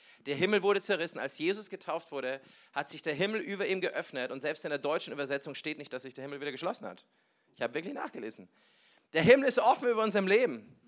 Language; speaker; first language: German; native; German